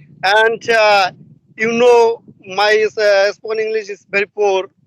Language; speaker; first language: English; non-native, learner; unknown